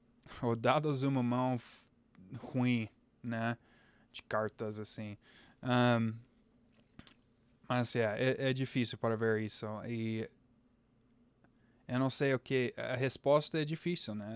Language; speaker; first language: Portuguese; non-native, fluent; English